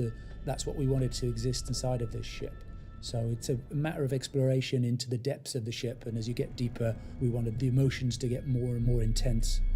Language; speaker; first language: English; native; English